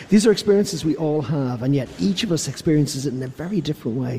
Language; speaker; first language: English; native; English